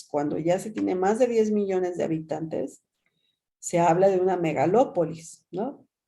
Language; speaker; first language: Spanish; native; Spanish